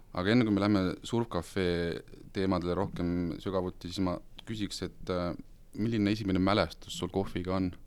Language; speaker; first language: Estonian; native; Estonian